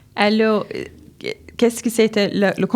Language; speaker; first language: French; non-native, learner; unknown